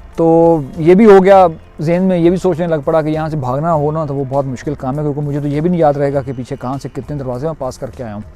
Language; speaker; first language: Urdu; non-native, local second language; Punjabi